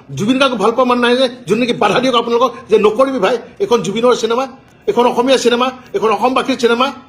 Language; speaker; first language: Assamese; native; Assamese